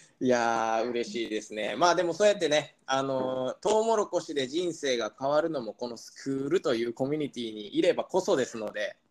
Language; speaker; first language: Japanese; native; Japanese